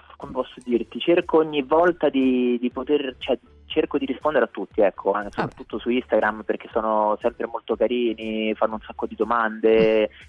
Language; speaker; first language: Italian; native; Italian